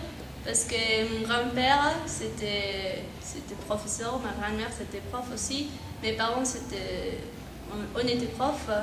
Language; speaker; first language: French; non-native, fluent; Spanish